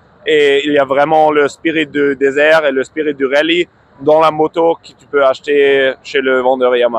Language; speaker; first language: French; non-native, fluent; German